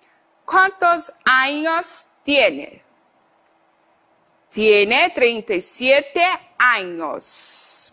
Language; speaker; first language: Spanish; non-native, fluent; Portuguese